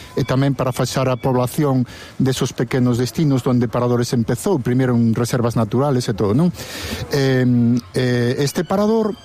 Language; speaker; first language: Galician; native; Galician